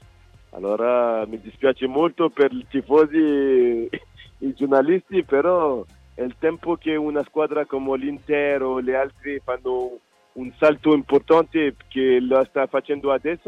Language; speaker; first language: Italian; non-native, fluent; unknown